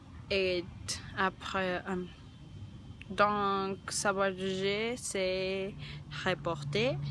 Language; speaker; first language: French; non-native, learner; Spanish